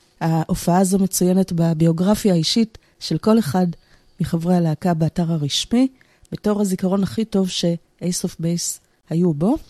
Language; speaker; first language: Hebrew; native; Hebrew